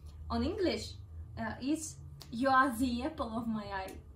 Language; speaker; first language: English; non-native, learner; Russian